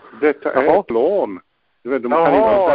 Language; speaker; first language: Swedish; non-native, fluent; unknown